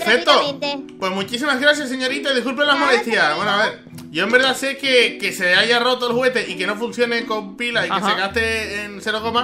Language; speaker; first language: Spanish; native; Spanish